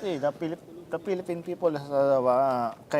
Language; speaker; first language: English; non-native, local second language; Filipino